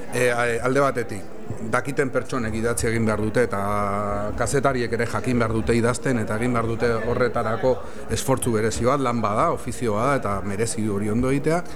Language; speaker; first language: Basque; non-native, local second language; Spanish